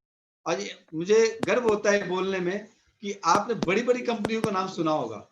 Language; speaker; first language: Hindi; native; Hindi